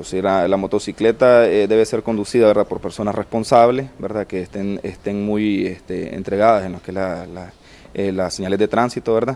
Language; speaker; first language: Spanish; native; Spanish